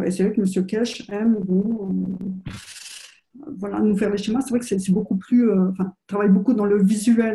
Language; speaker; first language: French; native; French